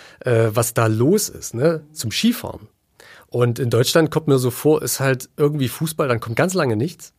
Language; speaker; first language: German; native; German